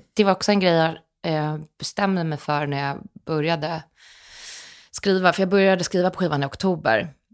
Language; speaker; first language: Swedish; native; Swedish